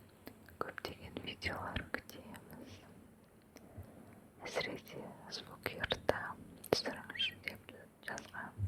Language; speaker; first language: Kazakh; non-native, local second language; Russian